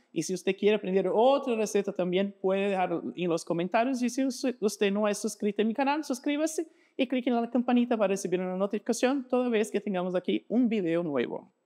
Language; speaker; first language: Spanish; non-native, fluent; Portuguese